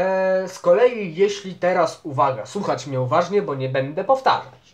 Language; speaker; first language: Polish; native; Polish